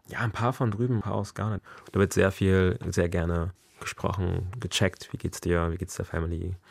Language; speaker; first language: German; early bilingual, other home language; Akan